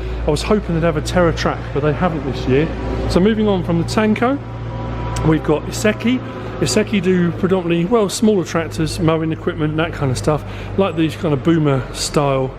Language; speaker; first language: English; native; English